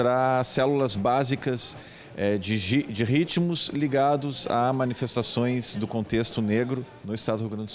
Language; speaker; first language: Portuguese; native; Portuguese